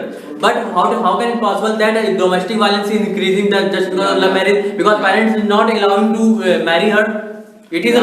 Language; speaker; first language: English; non-native, learner; Hindi